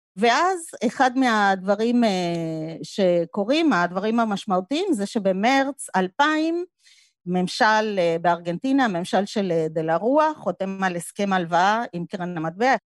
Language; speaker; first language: Hebrew; non-native, fluent; Spanish